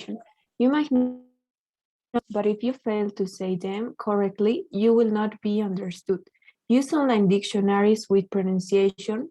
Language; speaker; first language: English; non-native, learner; Spanish